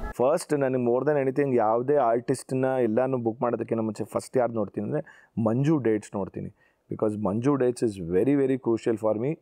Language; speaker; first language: Kannada; native; Kannada